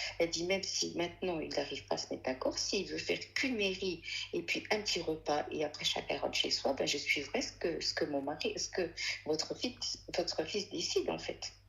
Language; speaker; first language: French; early bilingual, other home language; Arabic